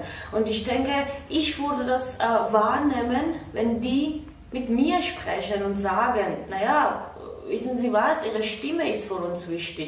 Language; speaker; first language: German; non-native, fluent; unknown